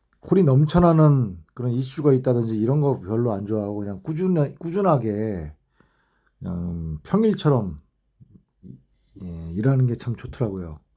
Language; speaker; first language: Korean; native; Korean